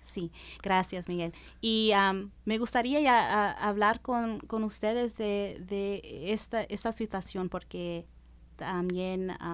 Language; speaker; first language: Spanish; early bilingual, heritage; Spanish